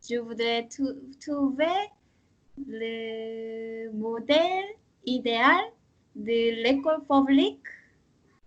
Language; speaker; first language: French; non-native, learner; Korean